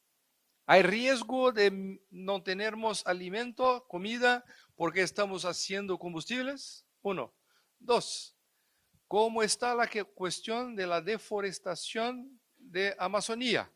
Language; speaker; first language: Spanish; non-native, fluent; Portuguese